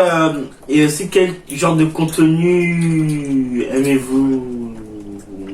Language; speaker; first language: French; native; French